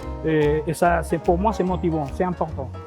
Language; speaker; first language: French; non-native, fluent; Spanish